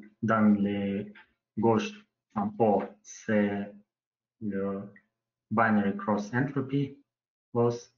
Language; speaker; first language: French; non-native, learner; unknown